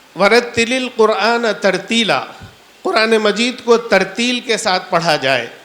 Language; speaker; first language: Urdu; native; Urdu